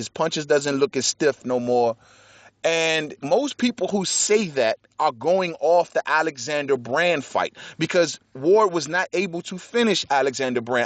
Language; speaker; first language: English; native; English